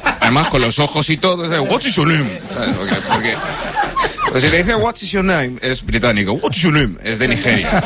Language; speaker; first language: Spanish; early bilingual, other home language; English